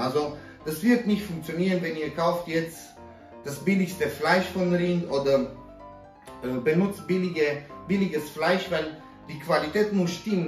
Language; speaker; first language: German; non-native, fluent; Romanian